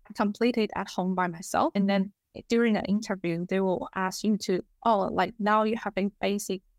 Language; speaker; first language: English; non-native, fluent; Chinese